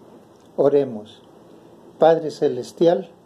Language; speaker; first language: Spanish; native; Spanish